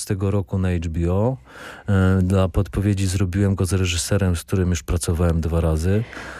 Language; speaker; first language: Polish; native; Polish